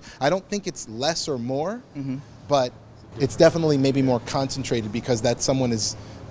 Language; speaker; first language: English; native; English